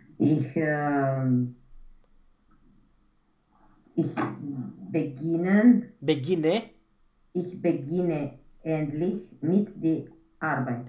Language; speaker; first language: German; non-native, learner; Romanian